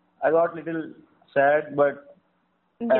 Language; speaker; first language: English; non-native, local second language; Hindi